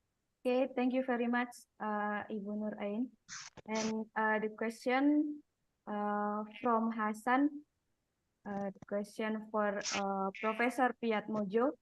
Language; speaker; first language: English; non-native, learner; Indonesian